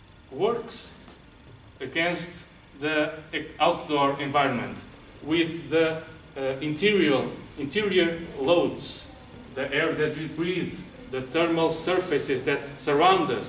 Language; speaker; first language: English; non-native, fluent; Portuguese